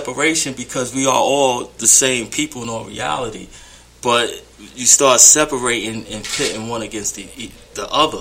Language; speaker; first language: English; native; English